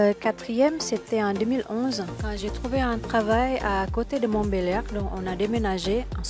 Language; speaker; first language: French; non-native, fluent; Indonesian